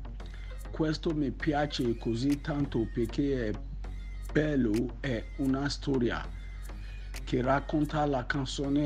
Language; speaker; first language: Italian; non-native, learner; Bini